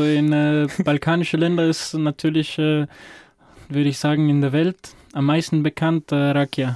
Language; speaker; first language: German; non-native, fluent; Croatian